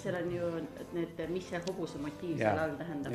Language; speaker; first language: Estonian; native; Estonian